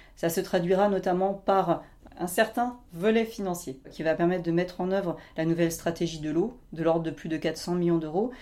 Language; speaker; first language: French; native; French